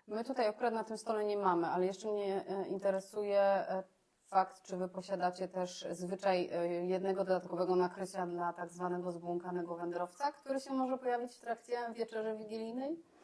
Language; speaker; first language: Polish; native; Polish